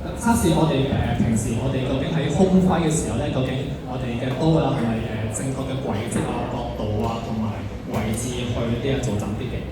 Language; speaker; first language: Cantonese; native; Cantonese